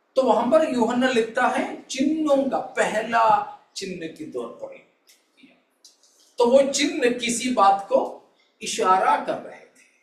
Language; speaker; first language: Hindi; non-native, local second language; Malayalam